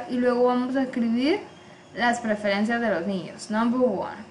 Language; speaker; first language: Spanish; native; Spanish